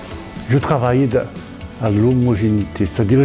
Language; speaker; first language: French; native; French